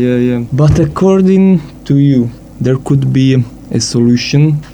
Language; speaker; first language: English; non-native, fluent; Italian